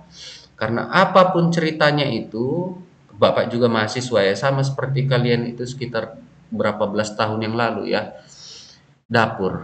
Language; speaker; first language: Indonesian; native; Indonesian